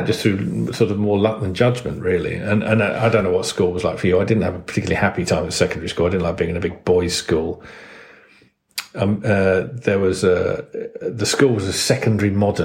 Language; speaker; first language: English; native; English